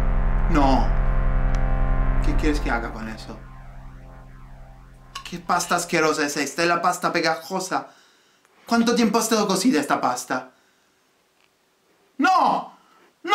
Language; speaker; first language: Spanish; non-native, fluent; Italian